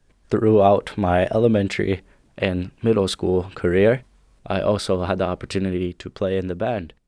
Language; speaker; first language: English; native; English